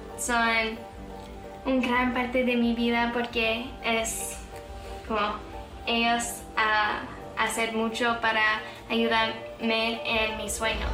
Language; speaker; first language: Spanish; non-native, learner; English